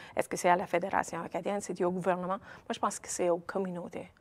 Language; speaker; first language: French; native; French